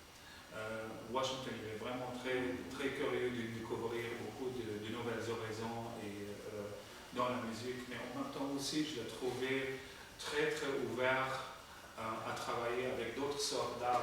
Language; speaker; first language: French; non-native, fluent; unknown